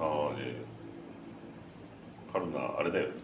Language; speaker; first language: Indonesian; non-native, learner; Japanese